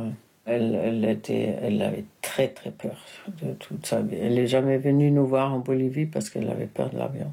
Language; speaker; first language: French; non-native, fluent; Spanish